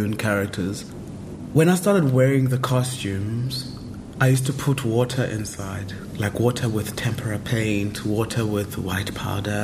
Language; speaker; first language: English; non-native, local second language; Xhosa